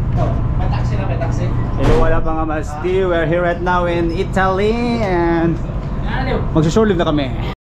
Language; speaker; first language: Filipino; non-native, local second language; Waray